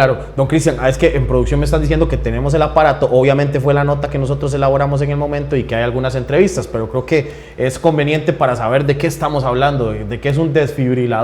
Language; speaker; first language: Spanish; native; Spanish